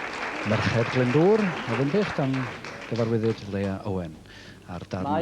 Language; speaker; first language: Welsh; native; Welsh